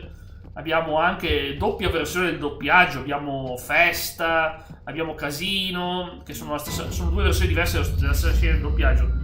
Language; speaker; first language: Italian; native; Italian